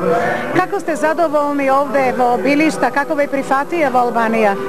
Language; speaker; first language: Macedonian; native; Macedonian